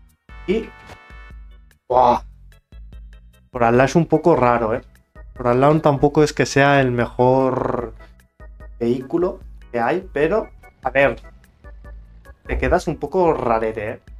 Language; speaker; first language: Spanish; native; Spanish